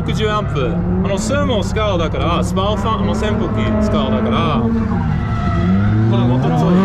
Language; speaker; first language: Japanese; non-native, learner; English